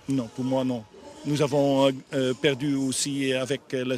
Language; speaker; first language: French; non-native, learner; Dutch